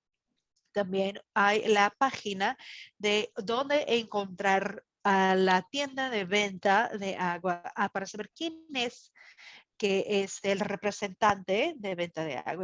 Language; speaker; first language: Spanish; non-native, fluent; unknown